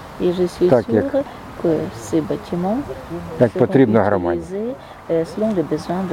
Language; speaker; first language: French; non-native, learner; Ukrainian